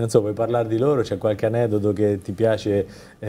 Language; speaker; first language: Italian; native; Italian